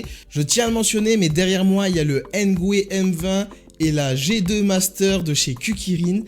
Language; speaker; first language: French; native; French